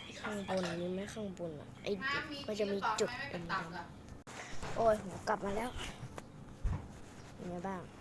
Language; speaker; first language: Thai; native; Thai